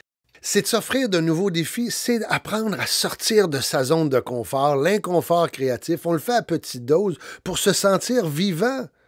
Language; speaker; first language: French; native; French